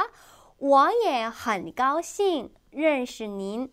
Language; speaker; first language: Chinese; non-native, fluent; Korean